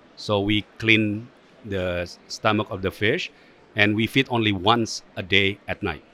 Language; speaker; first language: English; non-native, fluent; Indonesian